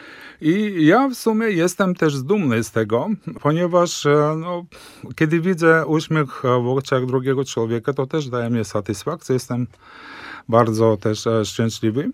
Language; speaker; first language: Polish; early bilingual, heritage; Polish